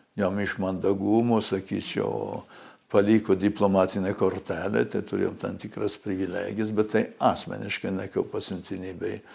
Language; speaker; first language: Lithuanian; early bilingual, heritage; Lithuanian